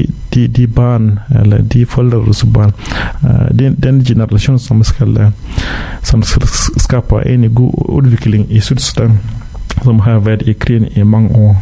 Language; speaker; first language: Danish; non-native, fluent; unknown